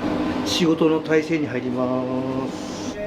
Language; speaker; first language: Japanese; native; Japanese